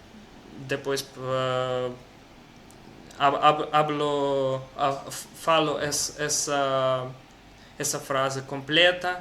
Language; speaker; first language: Portuguese; non-native, learner; Russian